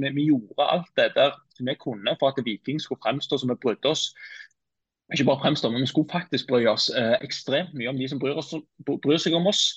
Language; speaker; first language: Norwegian; native; Norwegian